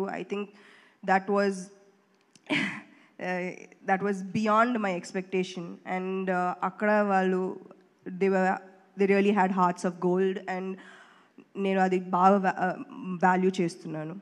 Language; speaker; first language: Telugu; non-native, fluent; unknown